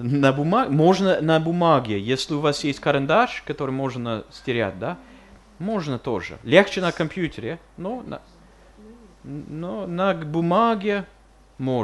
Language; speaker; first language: Russian; non-native, fluent; English